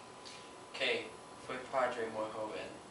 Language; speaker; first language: Spanish; non-native, learner; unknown